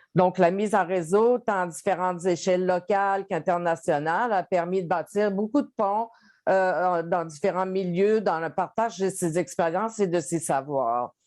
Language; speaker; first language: French; native; French